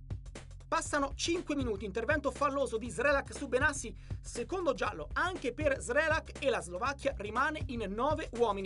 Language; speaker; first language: Italian; native; Italian